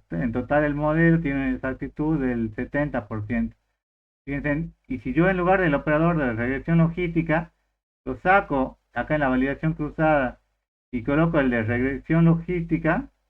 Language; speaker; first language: Spanish; native; Spanish